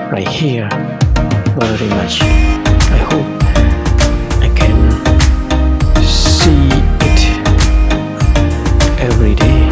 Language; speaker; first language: English; non-native, learner; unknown